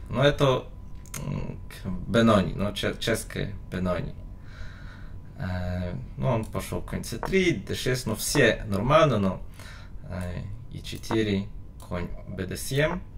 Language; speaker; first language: Russian; non-native, learner; Polish